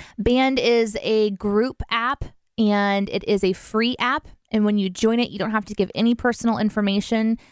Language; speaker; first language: English; native; English